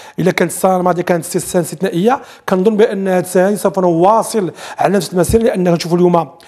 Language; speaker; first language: Arabic; native; Arabic